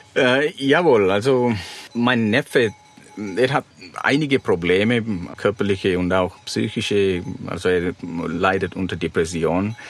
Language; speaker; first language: German; non-native, fluent; Sinhala